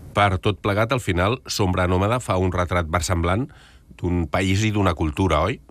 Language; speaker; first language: Catalan; native; Catalan